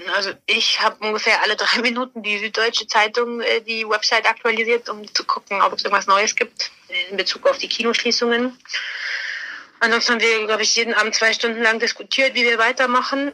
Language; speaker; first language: German; native; German